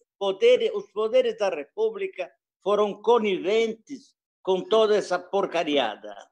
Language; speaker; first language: Portuguese; early bilingual, other home language; Italian